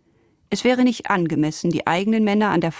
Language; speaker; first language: German; native; German